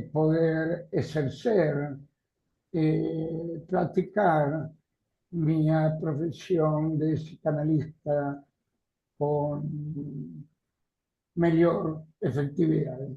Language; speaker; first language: Portuguese; non-native, learner; Spanish